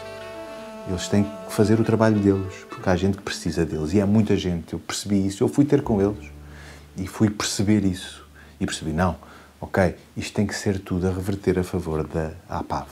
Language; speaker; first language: Portuguese; native; Portuguese